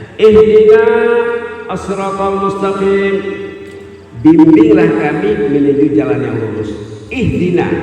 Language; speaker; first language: Indonesian; non-native, local second language; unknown